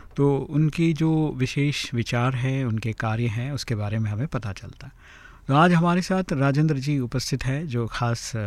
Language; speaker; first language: Hindi; native; Hindi